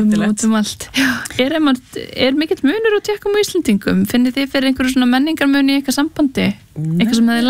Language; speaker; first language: Icelandic; native; Icelandic